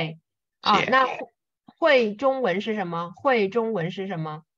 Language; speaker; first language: Chinese; non-native, fluent; Vietnamese